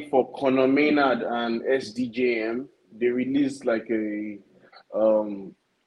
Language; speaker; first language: English; non-native, local second language; Yoruba